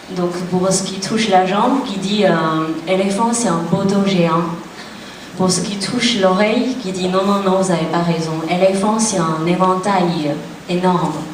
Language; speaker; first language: French; non-native, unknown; Chinese